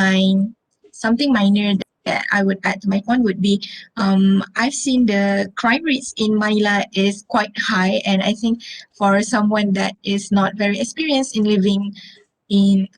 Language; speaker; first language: English; non-native, local second language; Malay